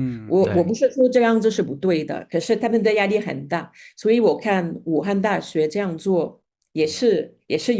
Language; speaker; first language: Chinese; non-native, fluent; Spanish